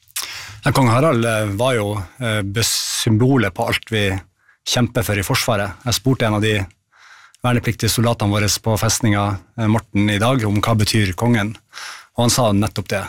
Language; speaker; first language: Norwegian; native; Norwegian